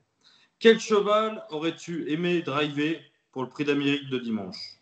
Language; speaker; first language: French; native; French